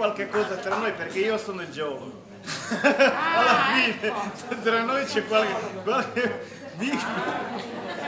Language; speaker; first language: Italian; non-native, fluent; Croatian